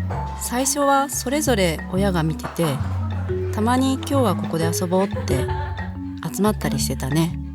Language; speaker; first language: Japanese; native; Japanese